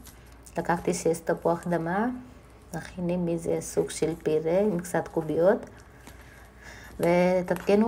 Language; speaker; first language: Hebrew; non-native, fluent; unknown